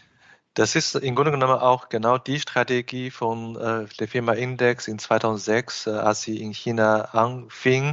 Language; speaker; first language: German; non-native, fluent; Chinese